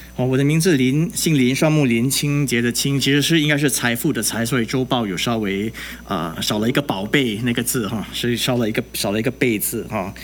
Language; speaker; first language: Chinese; non-native, local second language; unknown